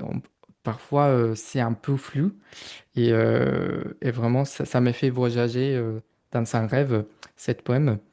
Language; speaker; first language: French; non-native, fluent; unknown